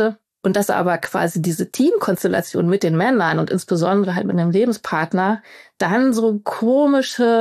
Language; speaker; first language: German; native; German